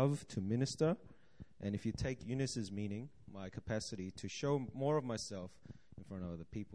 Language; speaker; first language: English; native; English